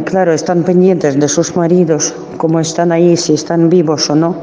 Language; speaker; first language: Spanish; non-native, fluent; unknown